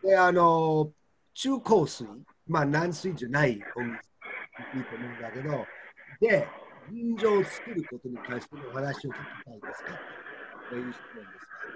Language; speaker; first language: Japanese; non-native, fluent; English